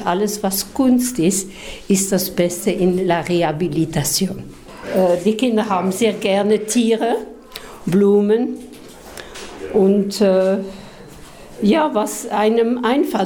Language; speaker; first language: German; non-native, fluent; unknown